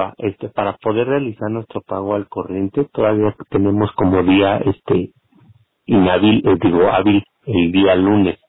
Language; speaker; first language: Spanish; native; Spanish